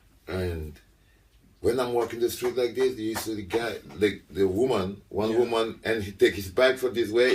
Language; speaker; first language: English; non-native, local second language; French